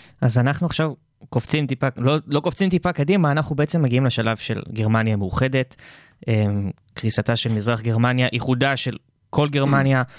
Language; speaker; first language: Hebrew; native; Hebrew